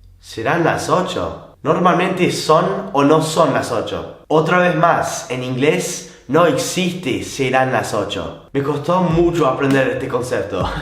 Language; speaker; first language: Spanish; non-native, fluent; English